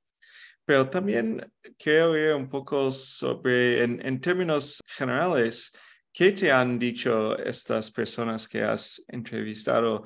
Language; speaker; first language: Spanish; non-native, fluent; English